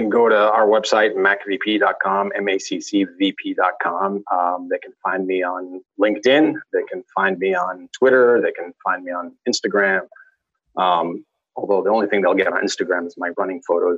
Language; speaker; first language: English; non-native, fluent; Arabic